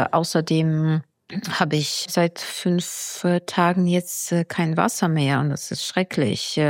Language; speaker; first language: German; non-native, fluent; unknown